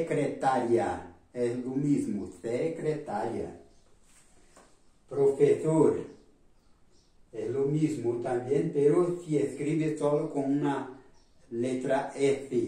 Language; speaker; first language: Spanish; non-native, fluent; Portuguese